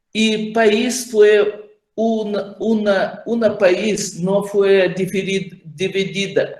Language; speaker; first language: Spanish; non-native, fluent; Ukrainian